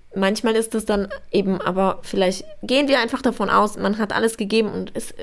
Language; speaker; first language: German; non-native, fluent; Polish